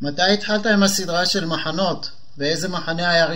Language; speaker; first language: Hebrew; native; Hebrew